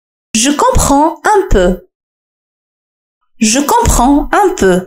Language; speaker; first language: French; non-native, fluent; Arabic